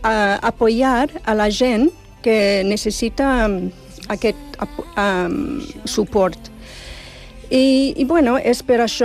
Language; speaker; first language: Catalan; non-native, fluent; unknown